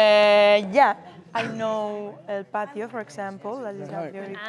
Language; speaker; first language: English; non-native, learner; Spanish